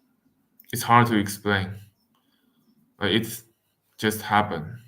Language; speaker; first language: English; non-native, fluent; Wu Chinese